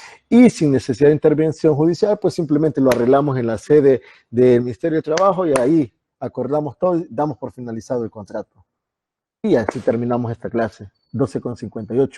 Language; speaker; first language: Spanish; native; Spanish